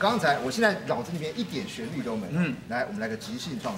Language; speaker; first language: Chinese; native; Chinese